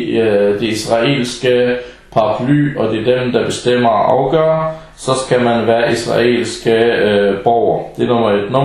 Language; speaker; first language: Danish; early bilingual, other home language; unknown